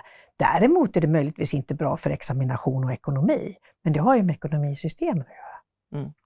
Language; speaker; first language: Swedish; native; Swedish